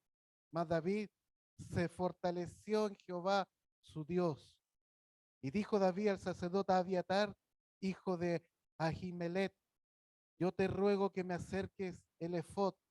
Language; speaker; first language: Spanish; native; Spanish